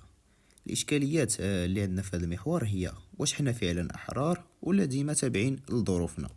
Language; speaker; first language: Arabic; native; Arabic